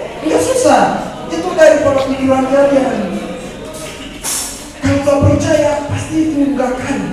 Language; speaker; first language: Indonesian; non-native, fluent; Ganda